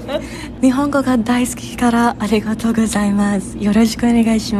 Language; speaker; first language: Japanese; non-native, learner; English